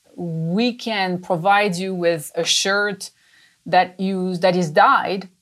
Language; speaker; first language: English; non-native, fluent; French